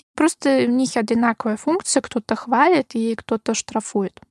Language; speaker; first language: Russian; non-native, fluent; German